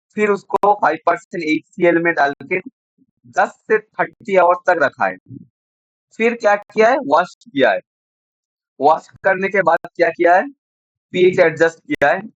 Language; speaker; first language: Hindi; non-native, local second language; Bangla